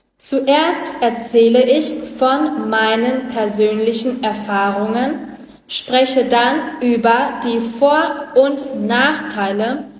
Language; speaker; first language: German; non-native, learner; Vietnamese